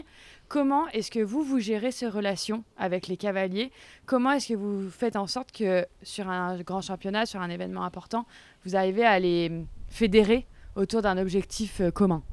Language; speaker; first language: French; native; French